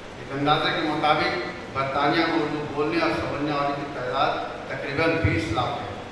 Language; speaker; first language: Urdu; native; Urdu